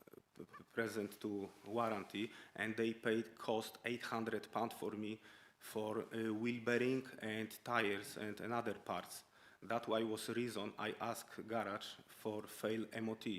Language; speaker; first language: English; non-native, learner; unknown